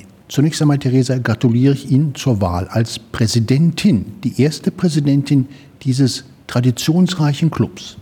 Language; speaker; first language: German; native; German